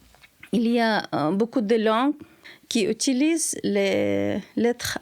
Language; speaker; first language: French; non-native, learner; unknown